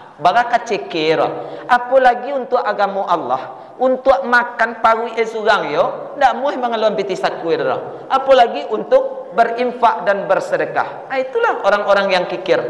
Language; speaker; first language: Malay; non-native, local second language; Minangkabau